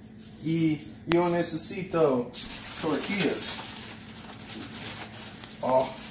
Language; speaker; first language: Spanish; non-native, learner; English